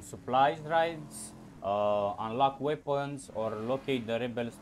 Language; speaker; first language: English; non-native, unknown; Romanian